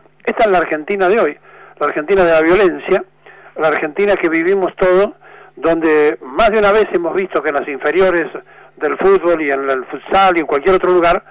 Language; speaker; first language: Spanish; native; Spanish